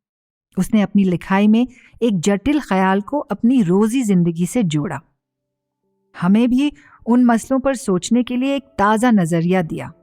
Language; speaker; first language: Hindi; native; Hindi